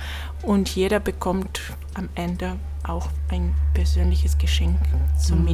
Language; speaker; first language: German; non-native, fluent; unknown